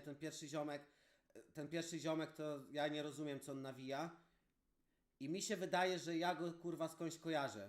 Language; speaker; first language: Polish; native; Polish